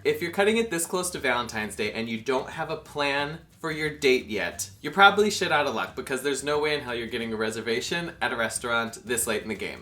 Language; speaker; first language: English; native; English